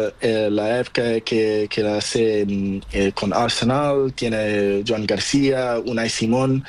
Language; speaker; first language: Spanish; non-native, learner; Portuguese